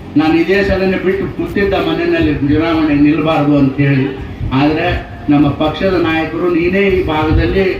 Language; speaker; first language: Kannada; native; Kannada